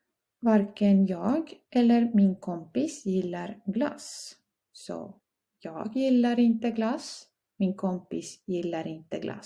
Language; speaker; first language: Swedish; non-native, fluent; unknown